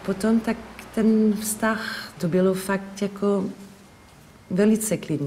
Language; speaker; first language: Czech; non-native, fluent; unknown